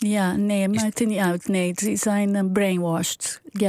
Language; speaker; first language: Dutch; non-native, fluent; Portuguese